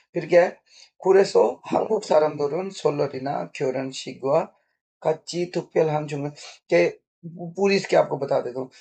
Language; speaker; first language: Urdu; non-native, local second language; Punjabi